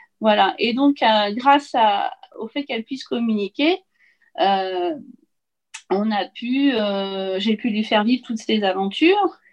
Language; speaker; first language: French; native; French